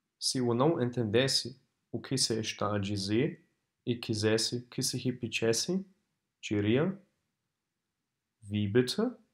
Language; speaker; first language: Portuguese; non-native, fluent; German